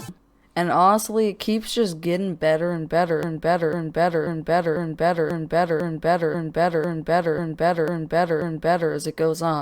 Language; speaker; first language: English; native; English